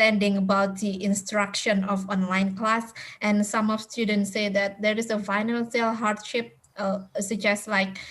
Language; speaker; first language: English; non-native, fluent; Indonesian